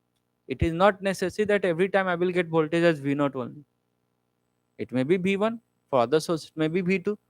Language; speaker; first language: English; non-native, local second language; Hindi